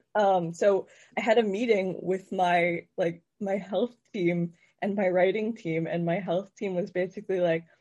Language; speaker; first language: English; native; English